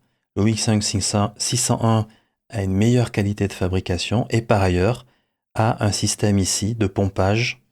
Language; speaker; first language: French; native; French